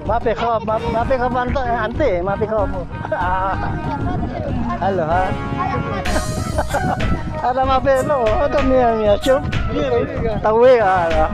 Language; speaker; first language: Arabic; non-native, learner; Filipino